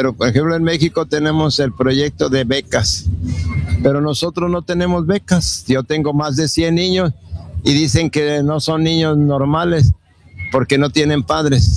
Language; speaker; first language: Spanish; native; Spanish